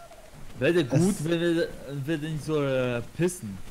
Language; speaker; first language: German; non-native, learner; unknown